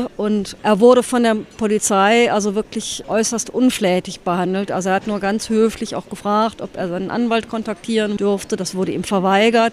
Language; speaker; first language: German; native; German